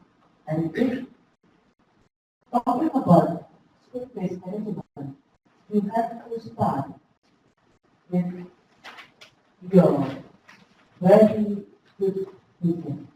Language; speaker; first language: English; non-native, fluent; Indonesian